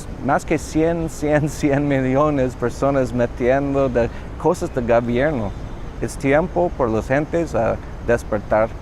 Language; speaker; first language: Spanish; non-native, learner; English